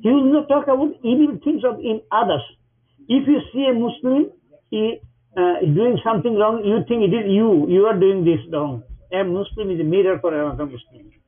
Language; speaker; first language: English; non-native, local second language; Bangla